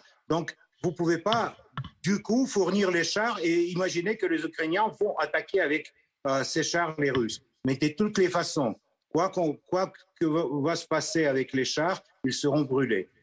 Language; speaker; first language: French; non-native, fluent; Russian